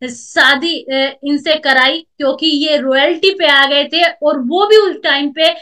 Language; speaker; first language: Hindi; native; Hindi